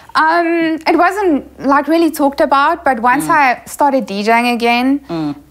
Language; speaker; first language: English; non-native, local second language; Afrikaans